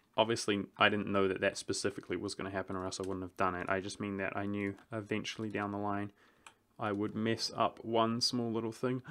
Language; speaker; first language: English; native; English